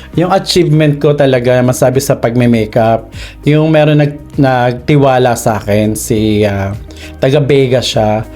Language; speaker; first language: Filipino; native; Filipino